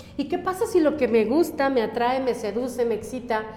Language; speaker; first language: Spanish; native; Spanish